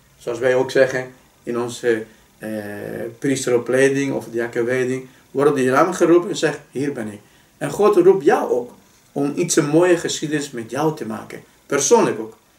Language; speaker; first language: Dutch; non-native, fluent; Spanish